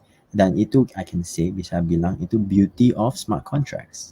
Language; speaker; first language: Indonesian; non-native, fluent; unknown